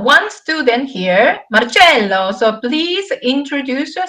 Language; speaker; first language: English; non-native, fluent; Japanese